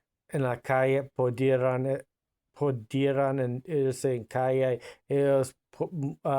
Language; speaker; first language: Spanish; non-native, learner; English